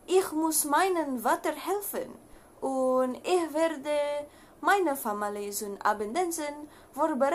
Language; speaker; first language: German; non-native, learner; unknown